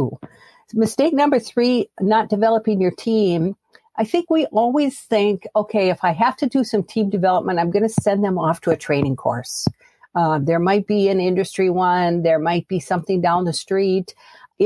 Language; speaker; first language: English; native; English